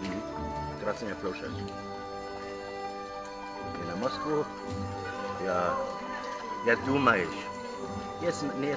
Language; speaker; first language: Russian; non-native, learner; German